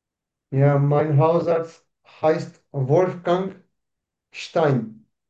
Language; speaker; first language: German; non-native, learner; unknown